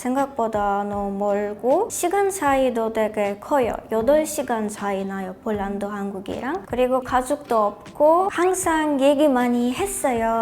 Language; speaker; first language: Korean; non-native, learner; Polish